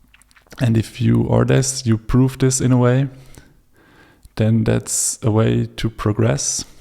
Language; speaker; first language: English; non-native, fluent; German